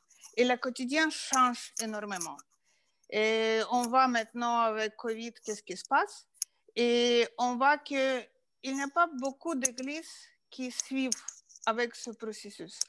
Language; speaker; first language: French; non-native, fluent; Ukrainian